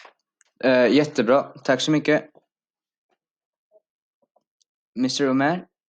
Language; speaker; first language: Swedish; non-native, fluent; Urdu